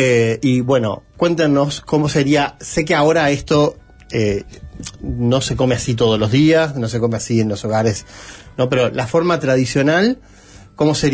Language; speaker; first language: Spanish; native; Spanish